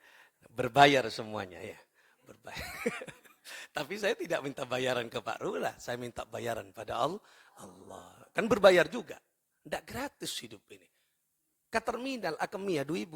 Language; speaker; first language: Indonesian; non-native, local second language; Madurese